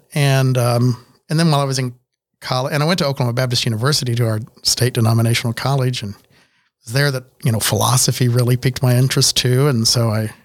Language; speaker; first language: English; native; English